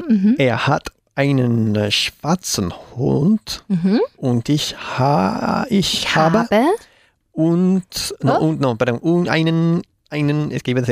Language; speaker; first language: German; non-native, learner; Spanish